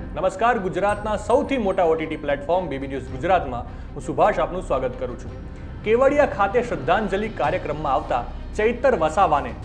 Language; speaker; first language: Gujarati; native; Gujarati